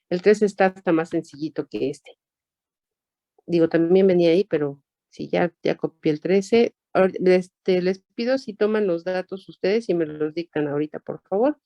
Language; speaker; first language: Spanish; native; Spanish